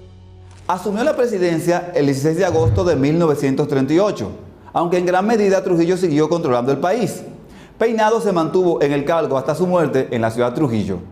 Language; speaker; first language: Spanish; native; Spanish